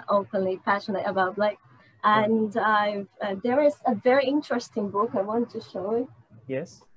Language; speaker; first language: English; non-native, fluent; Portuguese